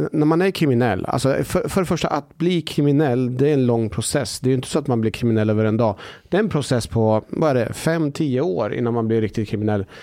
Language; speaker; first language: Swedish; early bilingual, other home language; Persian